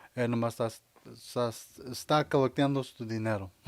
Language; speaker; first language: Spanish; early bilingual, heritage; Spanish